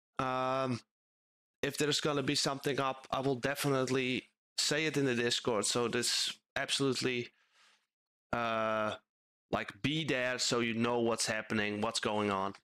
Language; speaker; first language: English; non-native, fluent; Dutch